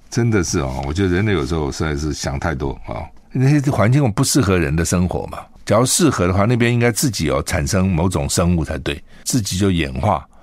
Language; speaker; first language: Chinese; native; Chinese